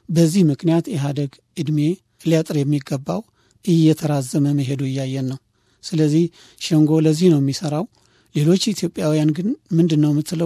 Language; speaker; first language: Amharic; non-native, local second language; Tigrinya